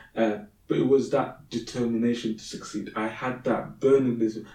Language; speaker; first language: English; early bilingual, other home language; Somali